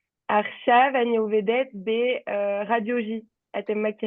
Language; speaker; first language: Hebrew; non-native, learner; French